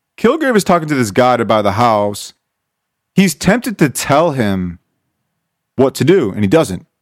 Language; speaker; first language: English; native; English